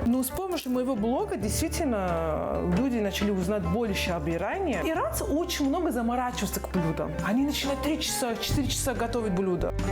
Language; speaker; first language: Russian; non-native, fluent; Persian